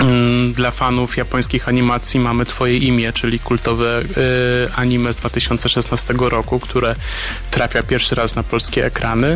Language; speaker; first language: Polish; native; Polish